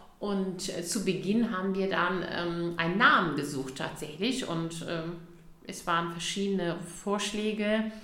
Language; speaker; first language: German; early bilingual, other home language; Turkish